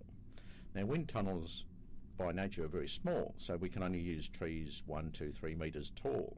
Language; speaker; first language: English; native; English